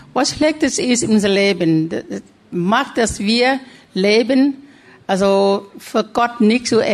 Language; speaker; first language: German; non-native, learner; Thai